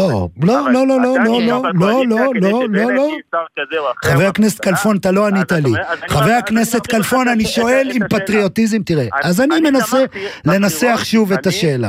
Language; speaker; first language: Hebrew; native; Hebrew